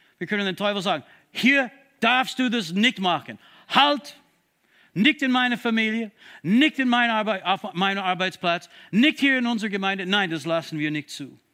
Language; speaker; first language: German; non-native, fluent; English